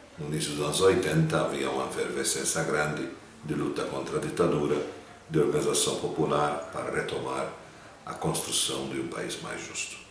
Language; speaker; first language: Portuguese; non-native, fluent; Maltese